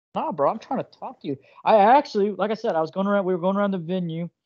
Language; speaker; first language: English; native; English